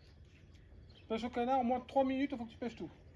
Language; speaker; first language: French; native; French